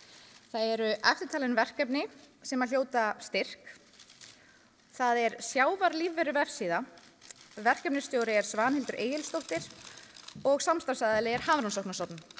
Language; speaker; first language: Icelandic; native; Icelandic